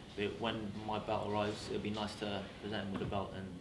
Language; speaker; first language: English; native; English